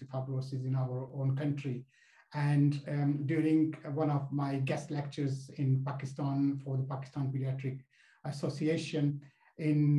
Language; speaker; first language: English; non-native, local second language; Punjabi